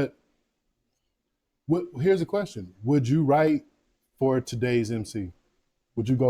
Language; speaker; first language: English; native; English